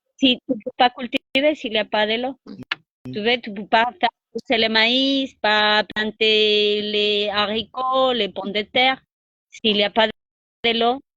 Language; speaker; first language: French; non-native, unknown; Spanish